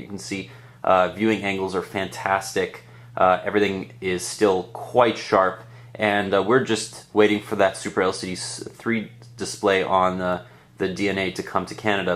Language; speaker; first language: English; native; English